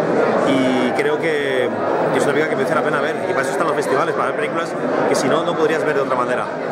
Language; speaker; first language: Spanish; native; Spanish